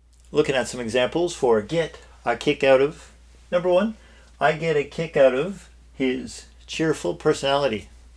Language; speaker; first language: English; native; English